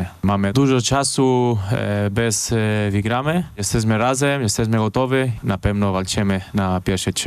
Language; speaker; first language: Polish; non-native, learner; Spanish